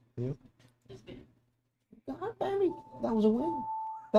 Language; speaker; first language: English; native; English